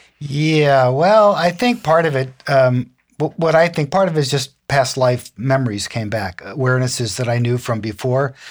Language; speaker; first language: English; native; English